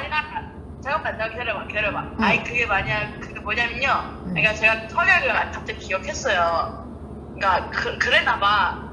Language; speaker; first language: Korean; non-native, fluent; Chinese